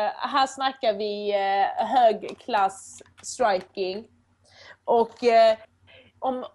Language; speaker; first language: Swedish; early bilingual, other home language; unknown